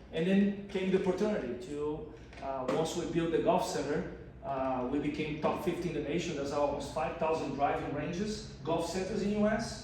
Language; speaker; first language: English; non-native, fluent; Portuguese